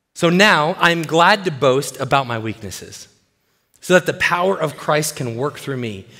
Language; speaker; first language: English; native; English